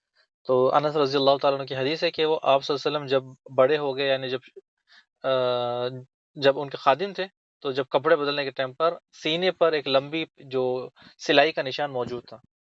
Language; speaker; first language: Urdu; native; Urdu